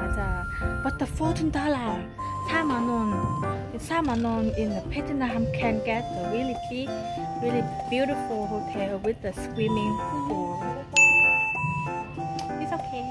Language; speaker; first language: English; non-native, learner; Vietnamese